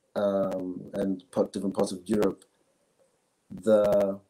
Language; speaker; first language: English; non-native, local second language; Zulu